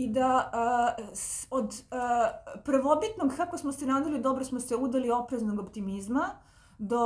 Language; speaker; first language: Serbian; native; Serbian